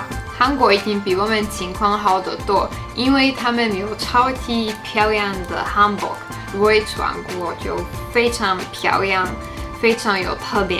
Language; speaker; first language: Chinese; non-native, fluent; Slovak